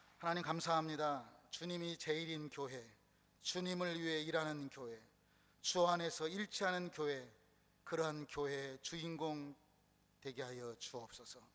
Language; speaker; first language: Korean; native; Korean